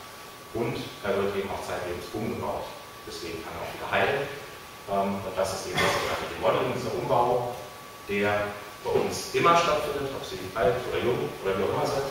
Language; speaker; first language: German; native; German